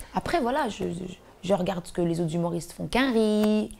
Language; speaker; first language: French; native; French